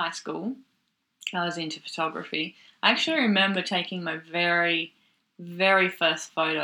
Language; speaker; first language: English; native; English